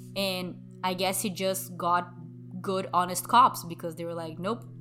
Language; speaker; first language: English; non-native, fluent; Portuguese